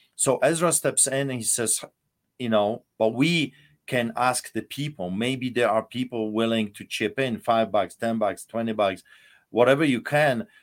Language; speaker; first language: English; non-native, fluent; Polish